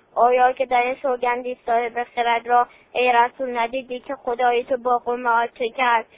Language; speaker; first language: Persian; native; Persian